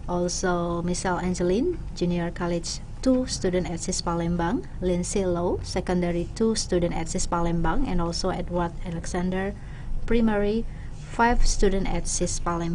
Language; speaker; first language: English; non-native, local second language; Indonesian